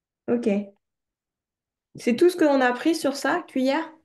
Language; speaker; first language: French; native; French